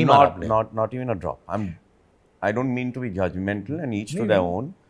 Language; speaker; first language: English; non-native, local second language; Hindi